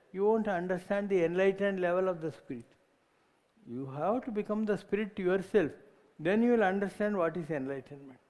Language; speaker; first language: English; non-native, local second language; Tamil